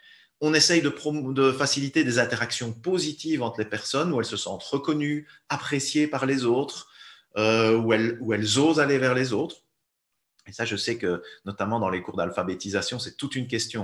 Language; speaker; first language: French; native; French